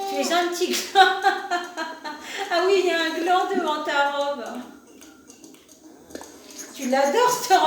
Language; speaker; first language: French; native; French